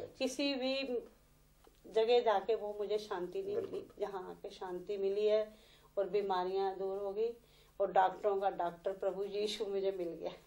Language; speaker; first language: Hindi; non-native, local second language; Punjabi